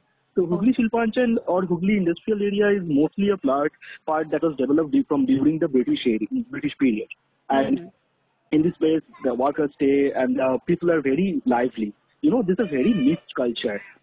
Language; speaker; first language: English; non-native, local second language; Bangla